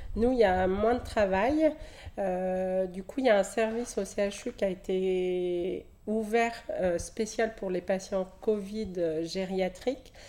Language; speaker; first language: French; native; French